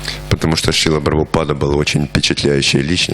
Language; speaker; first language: Russian; native; Russian